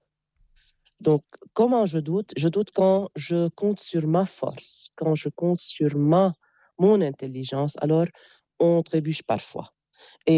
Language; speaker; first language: French; non-native, local second language; Arabic